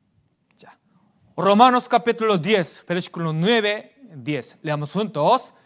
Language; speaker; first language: Spanish; non-native, fluent; Korean